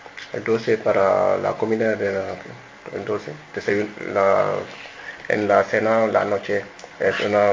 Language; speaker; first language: Spanish; non-native, learner; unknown